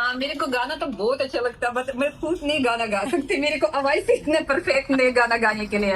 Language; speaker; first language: Hindi; non-native, learner; Russian